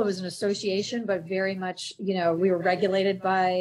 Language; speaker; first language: English; native; English